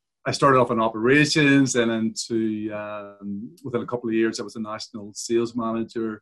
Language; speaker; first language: English; native; English